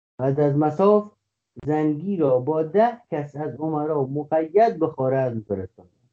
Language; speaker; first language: Persian; non-native, local second language; Kurdish